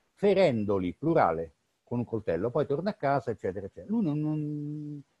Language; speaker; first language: Italian; native; Italian